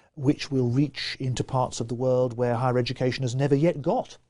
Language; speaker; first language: English; native; English